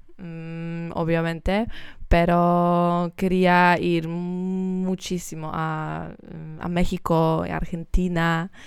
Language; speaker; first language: Spanish; non-native, learner; Polish